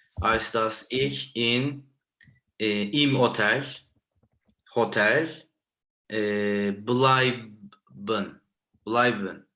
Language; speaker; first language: German; non-native, learner; Turkish